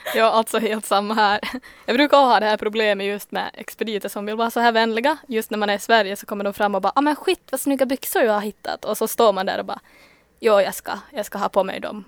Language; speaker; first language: Swedish; native; Swedish